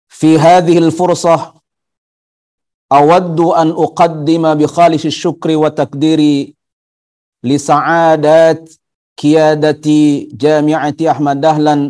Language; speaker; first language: Arabic; non-native, fluent; Indonesian